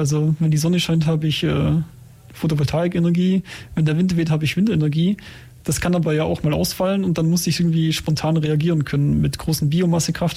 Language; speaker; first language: German; native; German